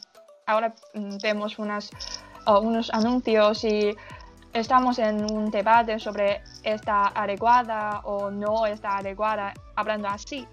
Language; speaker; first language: Spanish; non-native, learner; Chinese